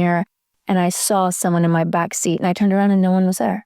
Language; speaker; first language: English; native; English